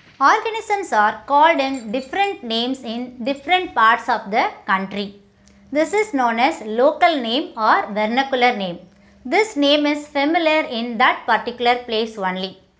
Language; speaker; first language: English; non-native, local second language; Tamil